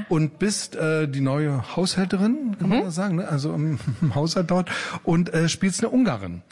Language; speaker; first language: German; native; German